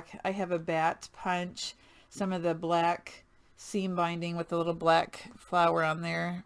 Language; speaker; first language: English; native; English